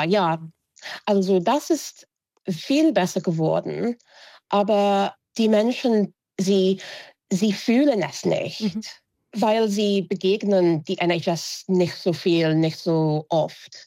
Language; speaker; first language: German; non-native, fluent; English